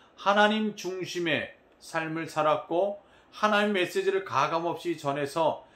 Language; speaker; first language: Korean; native; Korean